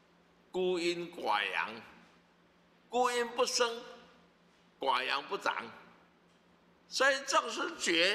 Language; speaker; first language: Chinese; native; Chinese